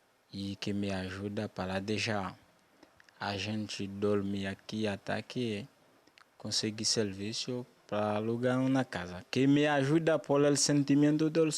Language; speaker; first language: Portuguese; non-native, learner; Haitian Creole